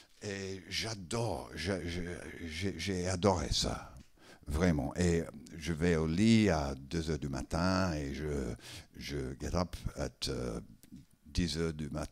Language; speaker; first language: French; non-native, learner; English